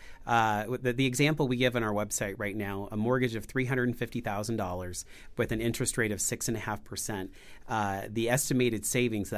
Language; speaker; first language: English; native; English